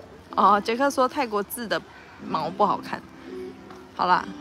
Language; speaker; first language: English; non-native, learner; Chinese